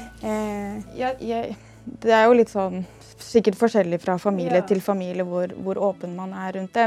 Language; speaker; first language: Norwegian; native; Norwegian